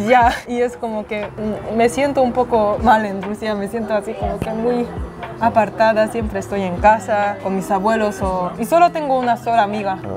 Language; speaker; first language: Spanish; non-native, local second language; Russian